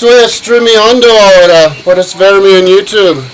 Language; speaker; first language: Spanish; non-native, learner; English